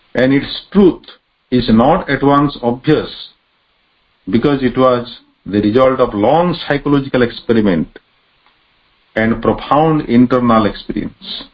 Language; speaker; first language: English; non-native, local second language; Odia